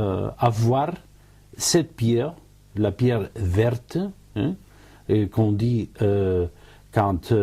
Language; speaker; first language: French; non-native, learner; Catalan